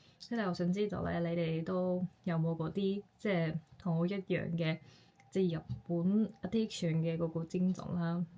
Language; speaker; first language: Cantonese; non-native, fluent; Japanese